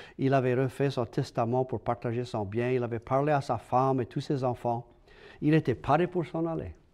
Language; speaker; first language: French; native; French